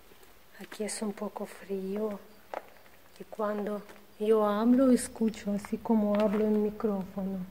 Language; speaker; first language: Spanish; non-native, fluent; Russian